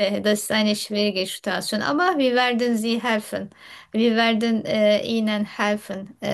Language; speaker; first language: German; non-native, learner; Turkish